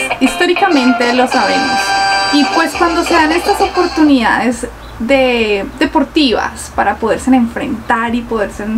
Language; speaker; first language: Spanish; native; Spanish